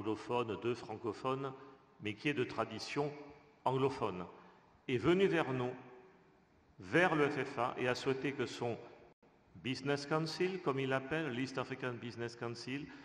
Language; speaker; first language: French; native; French